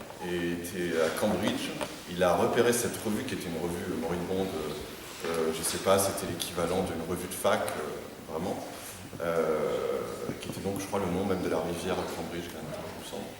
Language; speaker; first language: French; native; French